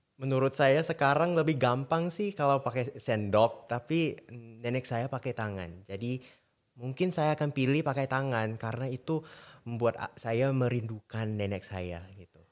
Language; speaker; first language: Indonesian; non-native, fluent; English